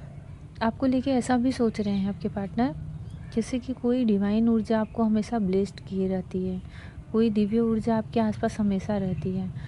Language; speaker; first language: Hindi; native; Hindi